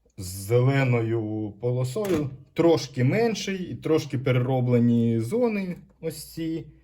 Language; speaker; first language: Ukrainian; non-native, local second language; Russian